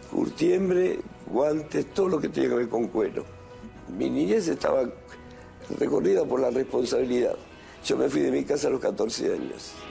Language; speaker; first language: Spanish; native; Spanish